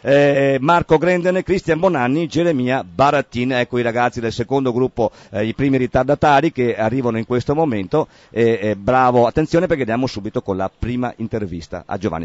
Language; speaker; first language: Italian; native; Italian